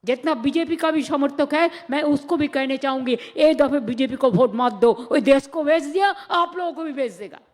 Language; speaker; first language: Hindi; non-native, local second language; Bangla